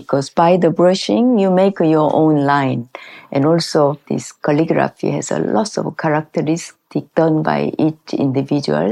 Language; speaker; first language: English; non-native, learner; Korean